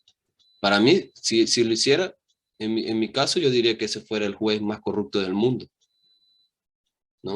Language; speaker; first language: Spanish; native; Spanish